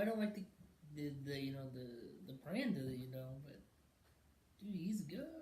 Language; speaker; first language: English; native; English